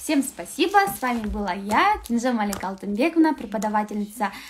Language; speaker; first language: Russian; non-native, local second language; Kazakh